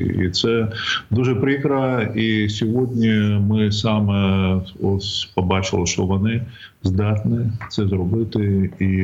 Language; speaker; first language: Ukrainian; native; Ukrainian